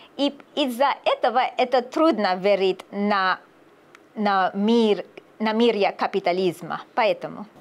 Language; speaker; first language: Russian; non-native, learner; English